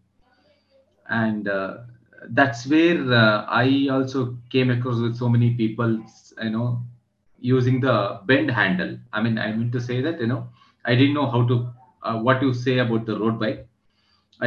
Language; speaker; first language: English; non-native, local second language; Kannada